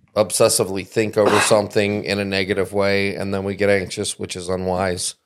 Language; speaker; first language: English; native; English